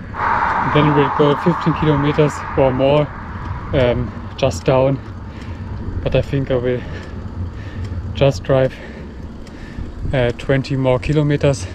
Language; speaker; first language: English; non-native, fluent; German